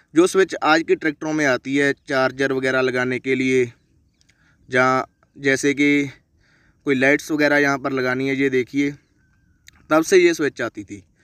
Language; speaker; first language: Hindi; non-native, local second language; Punjabi